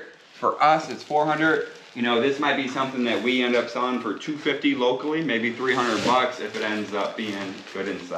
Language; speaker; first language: English; native; English